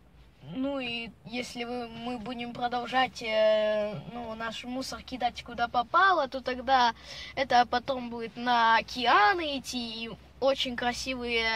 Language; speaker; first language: Russian; early bilingual, heritage; Russian